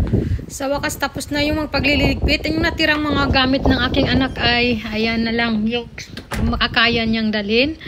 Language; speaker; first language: Filipino; native; Filipino